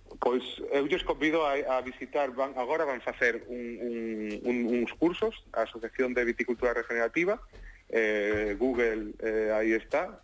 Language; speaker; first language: Galician; non-native, local second language; Spanish